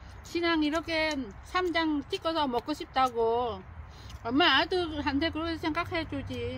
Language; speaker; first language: Korean; non-native, learner; Vietnamese